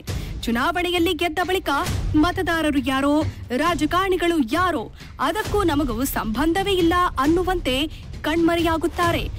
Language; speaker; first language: Kannada; native; Kannada